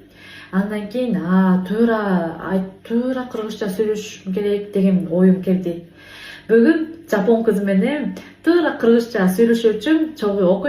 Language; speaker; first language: Kyrgyz; non-native, fluent; Japanese